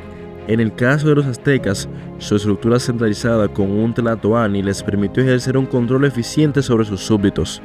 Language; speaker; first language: Spanish; native; Spanish